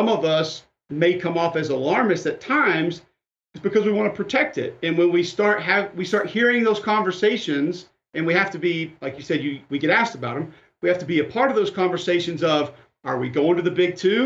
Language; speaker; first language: English; native; English